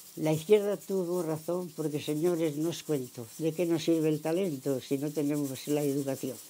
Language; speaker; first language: Spanish; native; Spanish